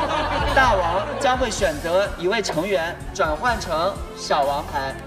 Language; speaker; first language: Chinese; native; Chinese